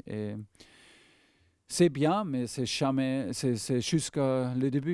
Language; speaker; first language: French; non-native, fluent; German